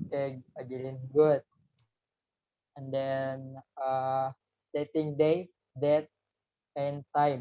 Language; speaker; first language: English; non-native, learner; Indonesian